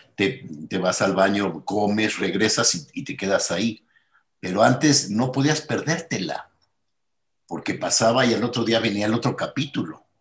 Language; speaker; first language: Spanish; native; Spanish